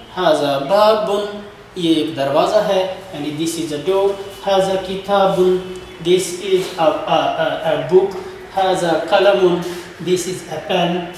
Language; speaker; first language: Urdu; non-native, local second language; Kashmiri